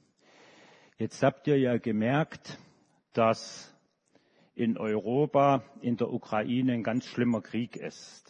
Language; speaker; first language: German; native; German